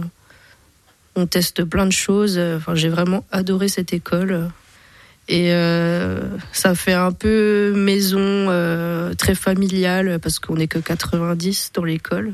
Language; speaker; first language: French; native; French